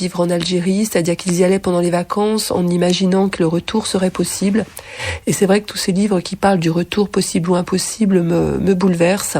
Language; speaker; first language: French; native; French